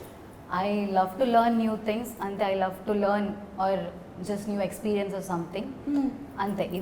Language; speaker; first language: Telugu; non-native, learner; Malayalam